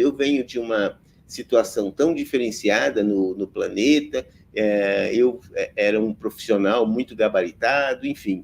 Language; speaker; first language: Portuguese; native; Portuguese